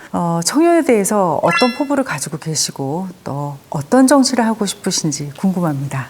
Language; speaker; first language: Korean; native; Korean